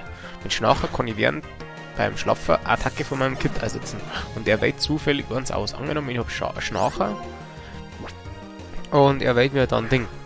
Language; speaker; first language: German; native; German